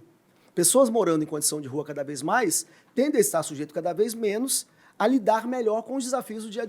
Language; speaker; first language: Portuguese; native; Portuguese